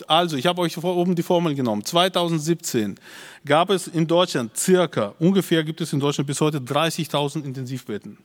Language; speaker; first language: German; native; German